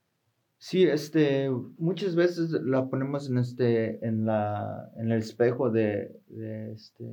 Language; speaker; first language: Spanish; early bilingual, heritage; Spanish